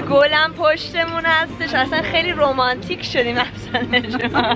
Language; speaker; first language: Persian; early bilingual, heritage; Persian